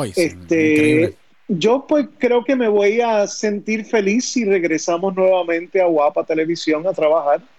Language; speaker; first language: Spanish; native; Spanish